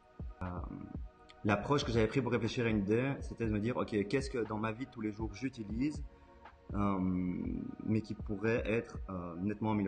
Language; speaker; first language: French; native; French